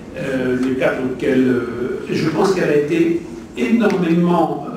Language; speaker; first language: French; native; French